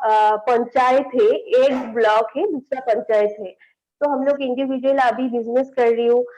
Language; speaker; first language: Hindi; non-native, local second language; Bangla